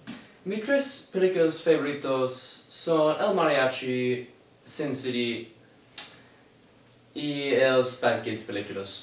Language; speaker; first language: Spanish; non-native, learner; English